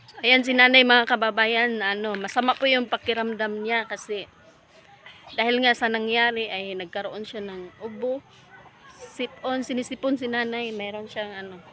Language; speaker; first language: Filipino; non-native, local second language; Cebuano